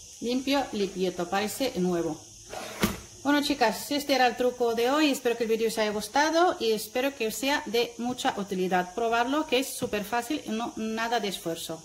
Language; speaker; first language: Spanish; non-native, fluent; Arabic